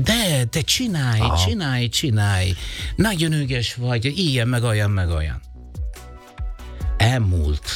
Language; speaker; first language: Hungarian; non-native, learner; Italian